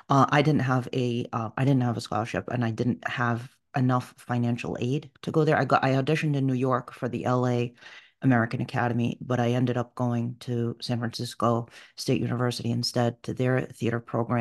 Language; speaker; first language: English; early bilingual, other home language; Portuguese